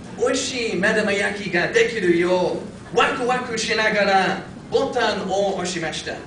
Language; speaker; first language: Japanese; non-native, fluent; English